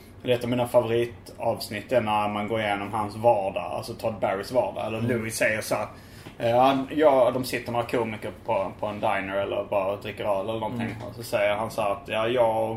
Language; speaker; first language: Swedish; native; Swedish